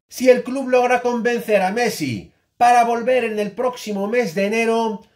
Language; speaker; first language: Spanish; native; Spanish